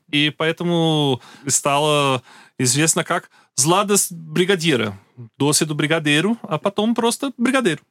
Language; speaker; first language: Russian; non-native, learner; Portuguese